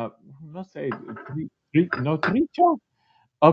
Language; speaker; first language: Spanish; non-native, learner; English